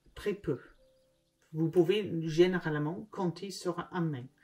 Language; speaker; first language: French; non-native, learner; English